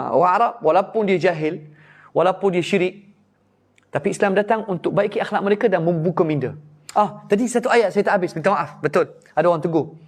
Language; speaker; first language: Malay; non-native, fluent; Arabic